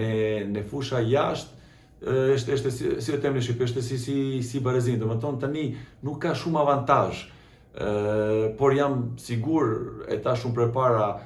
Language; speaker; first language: Albanian; non-native, learner; Serbian